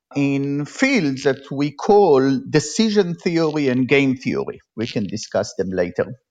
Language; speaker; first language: English; non-native, fluent; Hebrew